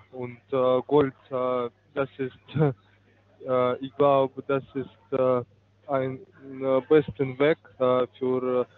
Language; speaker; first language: German; non-native, learner; Russian